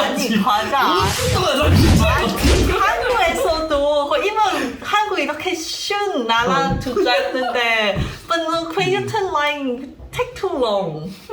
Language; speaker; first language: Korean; non-native, learner; Chinese